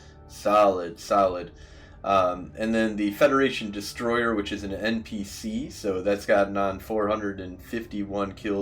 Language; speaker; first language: English; native; English